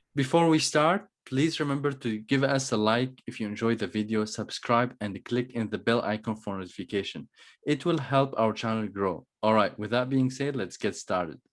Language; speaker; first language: English; non-native, fluent; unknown